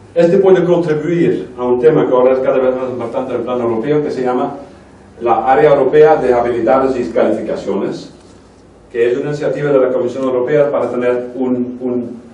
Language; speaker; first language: Spanish; non-native, fluent; Dutch